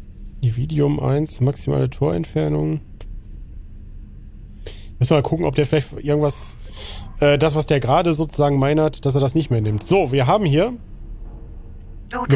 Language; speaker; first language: German; native; German